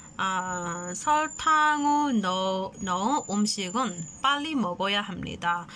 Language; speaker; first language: Korean; non-native, fluent; Burmese